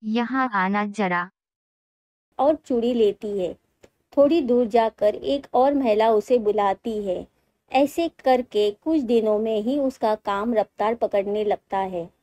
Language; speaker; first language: Hindi; native; Hindi